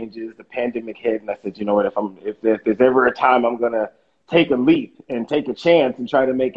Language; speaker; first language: English; native; English